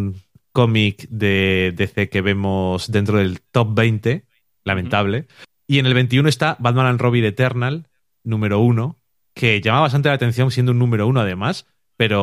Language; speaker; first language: Spanish; native; Spanish